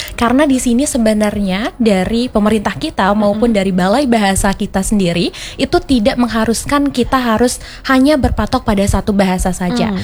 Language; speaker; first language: Indonesian; non-native, local second language; Sasak